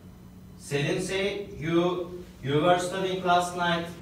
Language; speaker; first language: English; non-native, learner; Turkish